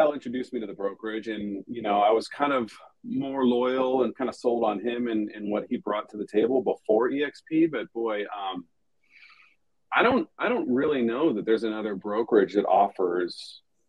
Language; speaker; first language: English; native; English